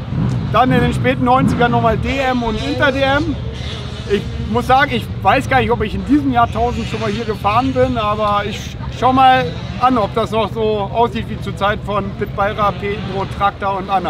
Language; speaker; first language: German; native; German